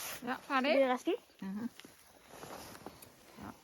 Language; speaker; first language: Swedish; non-native, learner; Thai